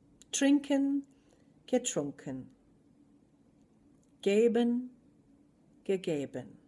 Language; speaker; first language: German; non-native, fluent; English